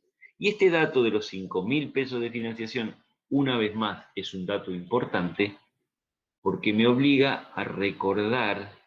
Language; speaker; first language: Spanish; native; Spanish